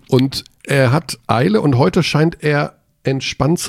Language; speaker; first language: German; native; German